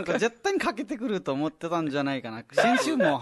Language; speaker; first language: Japanese; non-native, fluent; Nepali